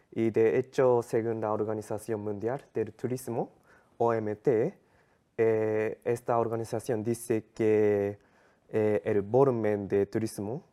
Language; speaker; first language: Spanish; non-native, learner; Japanese